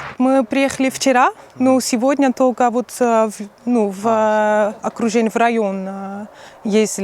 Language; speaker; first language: Russian; non-native, learner; Dutch